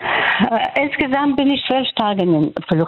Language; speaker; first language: German; non-native, fluent; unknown